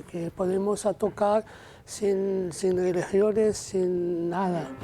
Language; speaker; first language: Spanish; non-native, fluent; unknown